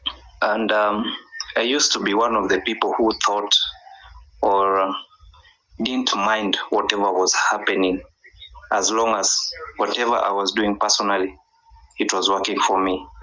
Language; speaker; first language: English; non-native, local second language; Swahili